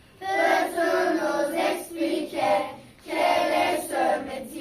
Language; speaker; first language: French; non-native, learner; Turkish